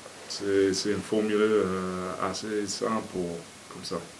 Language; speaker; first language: French; non-native, fluent; English